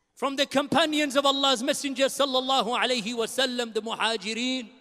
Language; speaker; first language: English; native; English